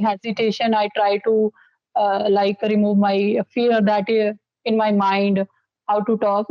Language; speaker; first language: English; non-native, local second language; Dogri